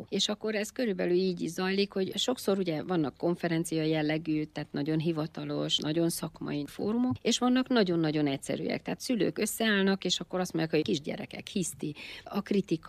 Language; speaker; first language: Hungarian; native; Hungarian